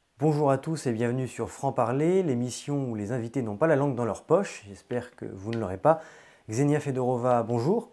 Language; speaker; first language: French; native; French